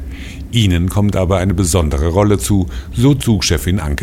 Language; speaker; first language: German; native; German